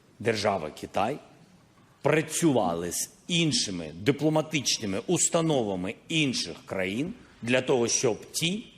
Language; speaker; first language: Ukrainian; non-native, local second language; Russian